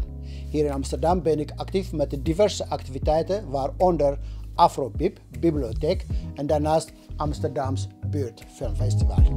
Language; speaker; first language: Dutch; non-native, fluent; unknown